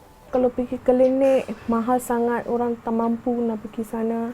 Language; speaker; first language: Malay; non-native, fluent; Rohingya